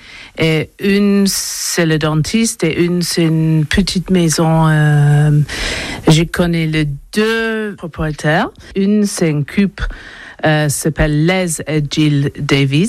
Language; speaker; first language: French; non-native, learner; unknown